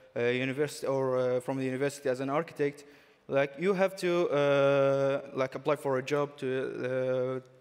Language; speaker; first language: English; non-native, fluent; Arabic